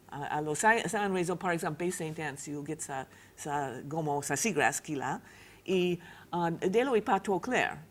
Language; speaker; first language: Haitian Creole; non-native, fluent; English